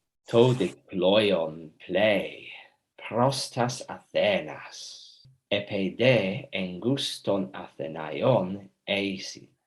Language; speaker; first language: Greek; non-native, fluent; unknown